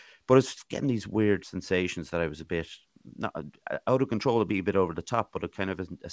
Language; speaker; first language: English; native; English